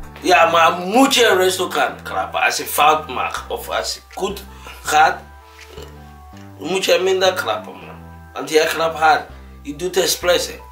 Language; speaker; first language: Dutch; non-native, learner; Akan